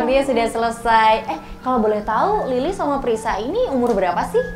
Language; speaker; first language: Indonesian; native; Indonesian